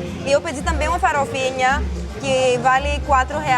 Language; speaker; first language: Portuguese; non-native, fluent; Greek